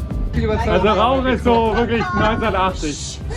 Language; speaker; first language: German; native; German